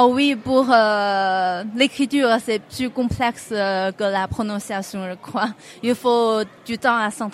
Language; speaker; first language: French; non-native, fluent; Chinese